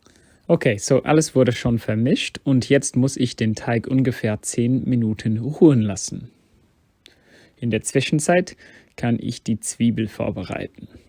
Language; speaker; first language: German; non-native, fluent; English